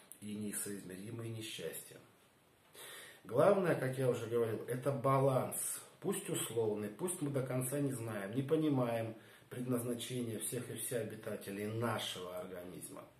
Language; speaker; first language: Russian; native; Russian